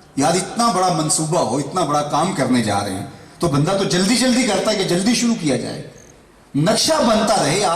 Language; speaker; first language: Urdu; non-native, local second language; Punjabi